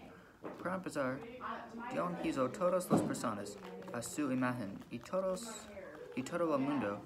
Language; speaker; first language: Spanish; non-native, learner; English